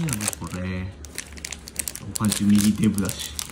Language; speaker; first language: Japanese; native; Japanese